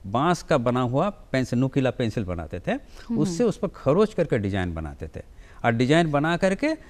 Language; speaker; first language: Hindi; native; Hindi